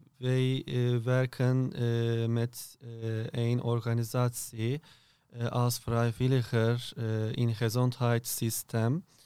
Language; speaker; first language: Dutch; non-native, learner; Turkish